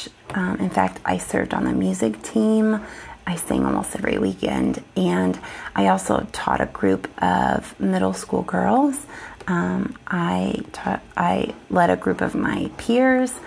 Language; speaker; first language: English; native; English